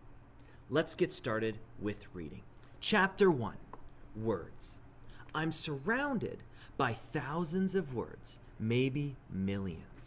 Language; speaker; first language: English; native; English